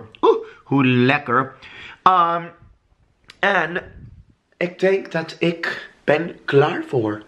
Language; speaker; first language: Dutch; non-native, learner; English